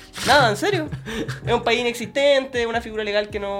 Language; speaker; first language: Spanish; native; Spanish